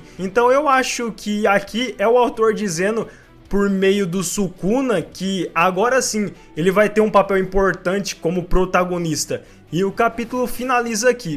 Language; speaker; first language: Portuguese; native; Portuguese